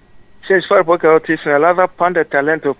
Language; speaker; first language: Greek; non-native, fluent; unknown